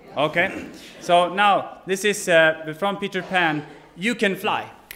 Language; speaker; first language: English; non-native, fluent; Swedish